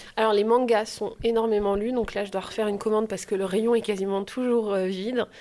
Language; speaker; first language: French; native; French